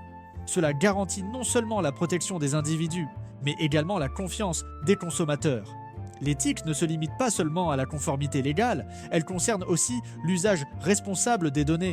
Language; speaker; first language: French; native; French